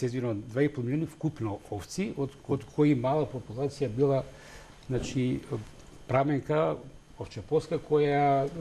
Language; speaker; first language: Macedonian; native; Macedonian